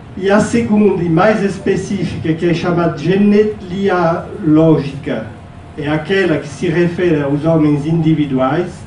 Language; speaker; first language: Portuguese; non-native, fluent; French